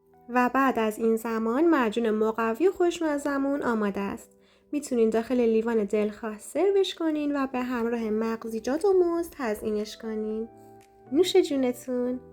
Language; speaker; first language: Persian; native; Persian